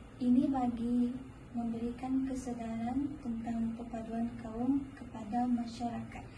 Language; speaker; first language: Malay; non-native, local second language; Iban